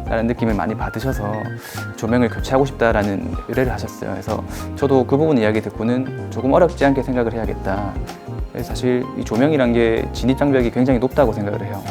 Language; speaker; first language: Korean; native; Korean